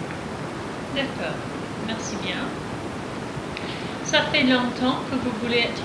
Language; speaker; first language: French; non-native, fluent; English